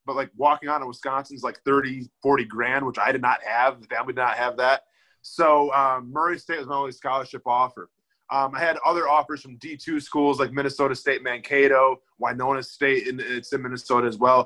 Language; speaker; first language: English; native; English